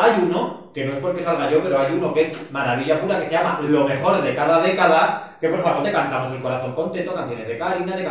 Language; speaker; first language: Spanish; native; Spanish